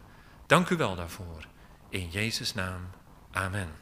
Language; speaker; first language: Dutch; native; Dutch